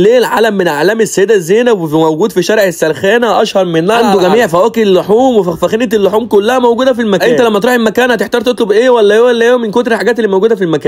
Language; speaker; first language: Arabic; native; Arabic